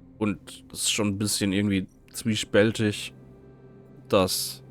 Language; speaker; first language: German; native; German